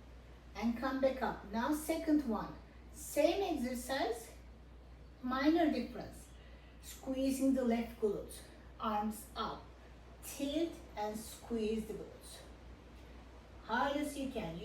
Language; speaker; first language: English; non-native, fluent; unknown